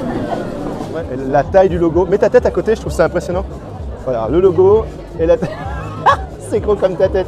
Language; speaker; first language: French; native; French